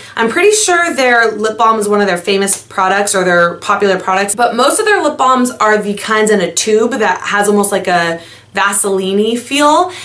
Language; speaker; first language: English; native; English